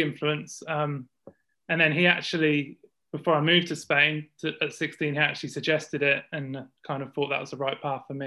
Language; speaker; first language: English; native; English